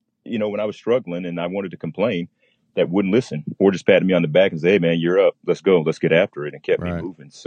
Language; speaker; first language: English; native; English